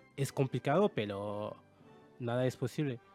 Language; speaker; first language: Spanish; non-native, learner; French